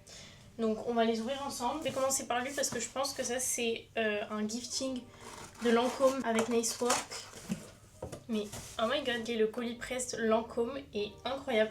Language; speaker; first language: French; native; French